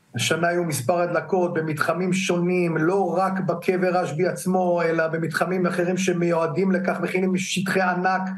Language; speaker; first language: Hebrew; native; Hebrew